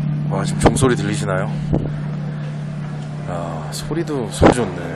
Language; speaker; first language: Korean; native; Korean